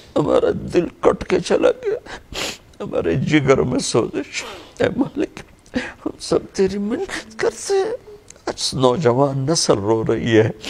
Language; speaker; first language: Urdu; non-native, local second language; Punjabi